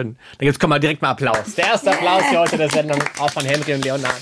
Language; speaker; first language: German; native; German